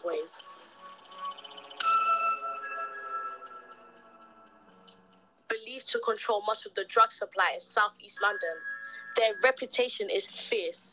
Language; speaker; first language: English; native; English